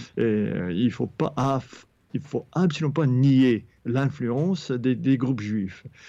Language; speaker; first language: French; non-native, fluent; English